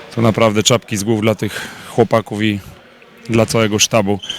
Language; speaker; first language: Polish; native; Polish